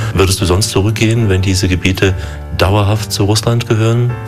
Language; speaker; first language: German; native; German